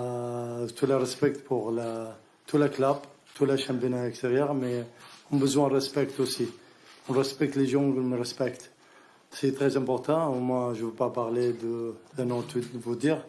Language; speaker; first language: French; non-native, learner; Arabic